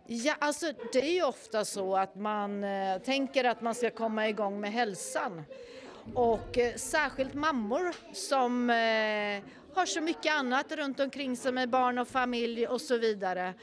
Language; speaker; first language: Swedish; native; Swedish